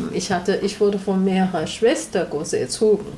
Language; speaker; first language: German; non-native, learner; Chinese